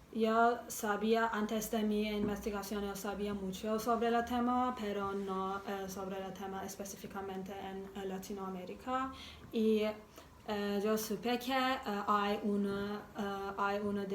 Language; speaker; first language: Spanish; non-native, learner; English